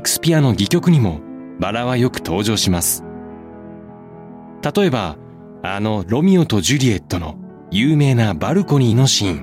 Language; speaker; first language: Japanese; native; Japanese